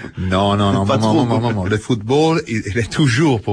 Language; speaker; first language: French; non-native, fluent; Italian